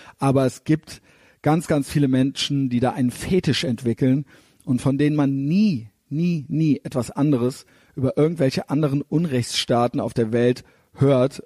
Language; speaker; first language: German; native; German